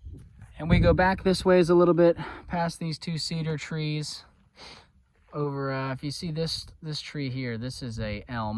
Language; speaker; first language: English; native; English